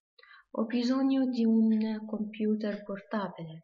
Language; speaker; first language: Italian; non-native, fluent; Arabic